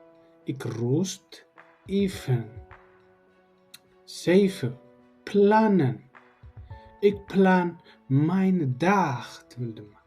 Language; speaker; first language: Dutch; non-native, learner; Tigrinya